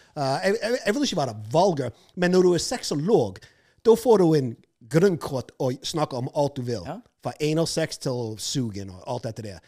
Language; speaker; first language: Norwegian; non-native, fluent; English